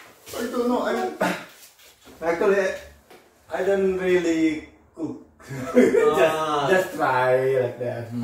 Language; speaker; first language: English; non-native, learner; Indonesian